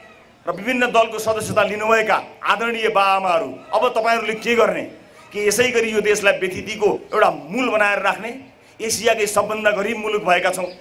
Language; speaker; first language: Nepali; native; Nepali